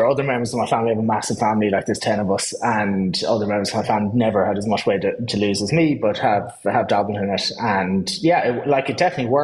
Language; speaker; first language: English; native; English